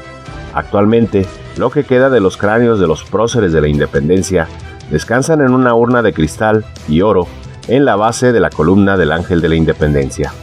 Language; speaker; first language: Spanish; native; Spanish